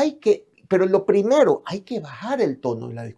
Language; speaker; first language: Spanish; native; Spanish